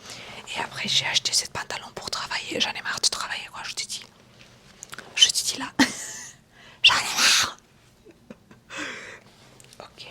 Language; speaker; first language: French; non-native, fluent; Romanian